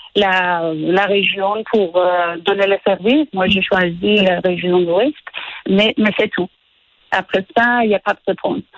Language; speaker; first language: French; non-native, learner; Persian